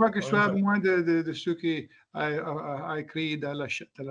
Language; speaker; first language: French; non-native, learner; Italian